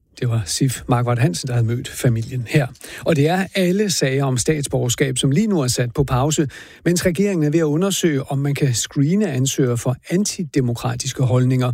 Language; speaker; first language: Danish; native; Danish